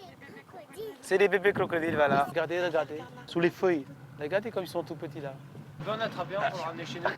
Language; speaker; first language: French; non-native, local second language; Wolof